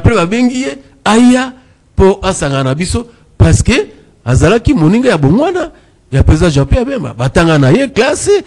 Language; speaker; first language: Lingala; native; Lingala